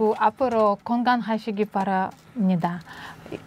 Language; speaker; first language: Korean; non-native, learner; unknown